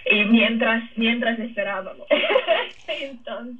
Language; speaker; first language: Spanish; non-native, fluent; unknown